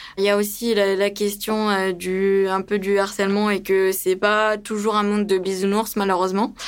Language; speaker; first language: French; early bilingual, other home language; Romanian